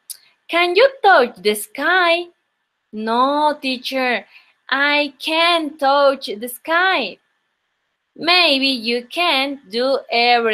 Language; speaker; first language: English; non-native, local second language; Spanish